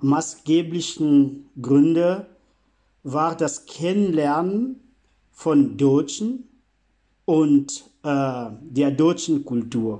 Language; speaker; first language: German; non-native, fluent; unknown